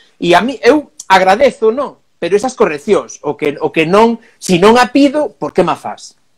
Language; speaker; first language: Galician; non-native, local second language; Spanish